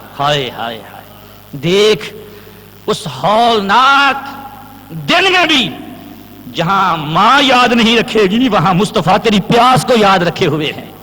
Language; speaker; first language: Urdu; non-native, local second language; Punjabi